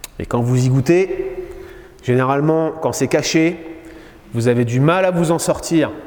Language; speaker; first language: French; native; French